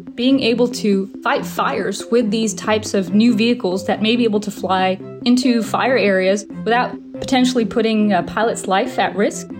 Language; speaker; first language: English; native; English